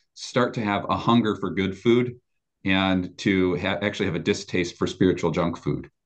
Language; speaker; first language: English; native; English